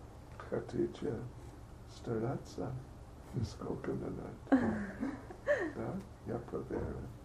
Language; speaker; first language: Russian; non-native, learner; English